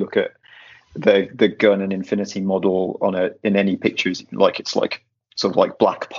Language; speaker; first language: English; native; English